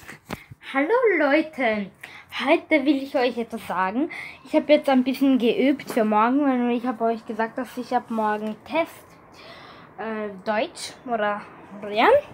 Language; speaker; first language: German; early bilingual, other home language; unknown